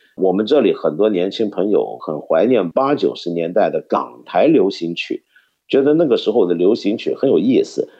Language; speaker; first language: Chinese; non-native, local second language; Cantonese